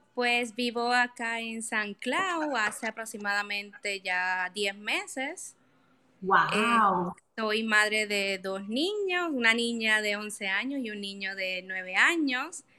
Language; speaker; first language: Spanish; native; Spanish